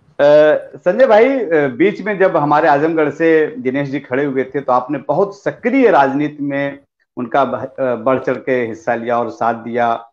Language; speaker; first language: Hindi; non-native, local second language; Bhojpuri